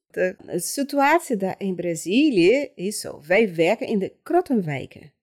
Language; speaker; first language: Dutch; non-native, fluent; Portuguese